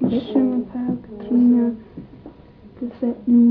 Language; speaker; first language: French; non-native, learner; English